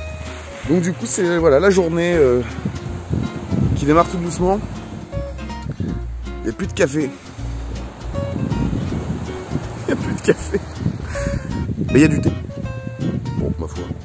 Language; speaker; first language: French; native; French